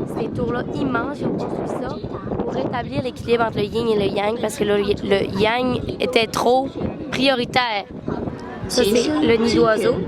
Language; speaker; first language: French; native; French